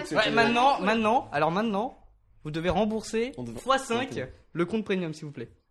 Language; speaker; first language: French; native; French